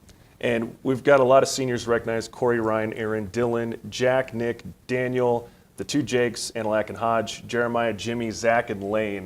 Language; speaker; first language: English; native; English